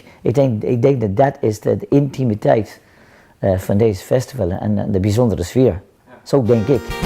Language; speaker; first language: Dutch; non-native, fluent; English